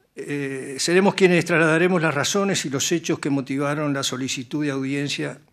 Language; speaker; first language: Spanish; native; Spanish